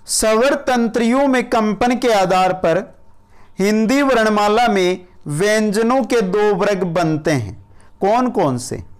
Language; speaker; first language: Hindi; native; Hindi